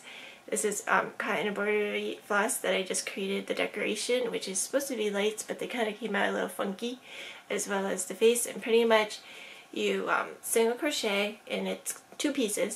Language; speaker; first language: English; native; English